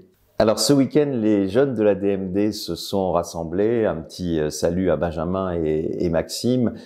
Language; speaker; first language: French; native; French